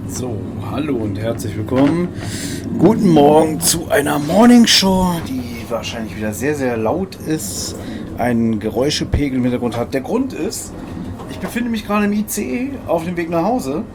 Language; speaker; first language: German; native; German